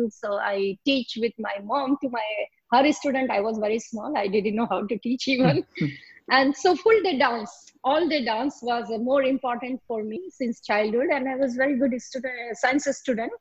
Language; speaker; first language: English; non-native, local second language; Hindi